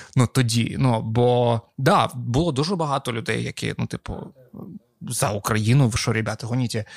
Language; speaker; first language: Ukrainian; non-native, local second language; Russian